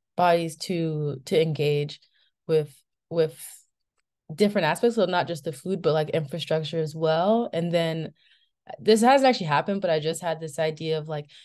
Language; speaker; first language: English; native; English